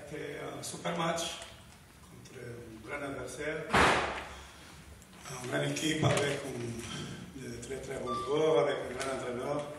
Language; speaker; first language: French; non-native, learner; Portuguese